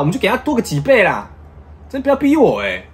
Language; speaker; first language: Chinese; native; Chinese